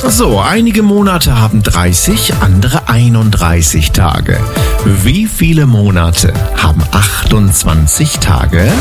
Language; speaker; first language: German; native; German